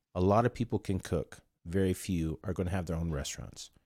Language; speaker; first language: English; non-native, fluent; Korean